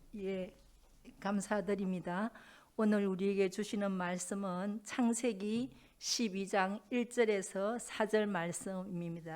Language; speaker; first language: Korean; native; Korean